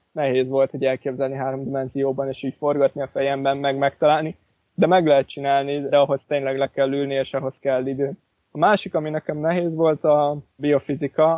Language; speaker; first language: Hungarian; native; Hungarian